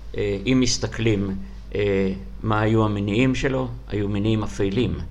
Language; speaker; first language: Hebrew; non-native, fluent; Russian